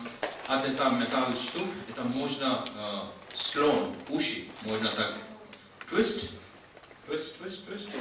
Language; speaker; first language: Russian; non-native, learner; Hindi